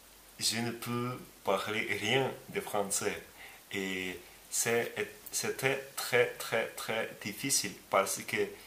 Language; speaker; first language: French; non-native, learner; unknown